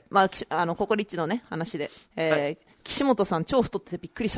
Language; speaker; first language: Japanese; native; Japanese